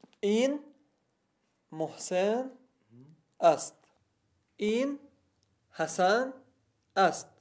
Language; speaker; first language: Persian; non-native, learner; Arabic